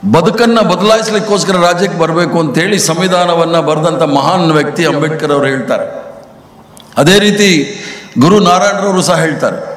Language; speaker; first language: Kannada; native; Kannada